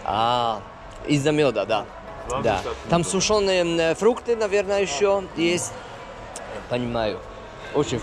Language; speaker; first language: Russian; non-native, learner; Polish